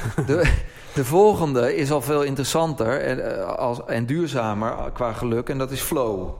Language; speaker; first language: Dutch; native; Dutch